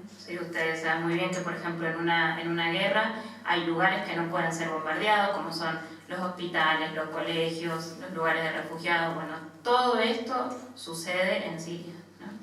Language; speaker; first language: Spanish; native; Spanish